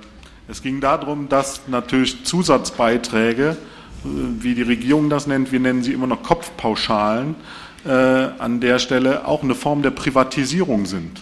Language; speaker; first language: German; native; German